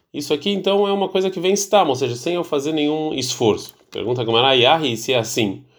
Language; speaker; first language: Portuguese; early bilingual, heritage; Portuguese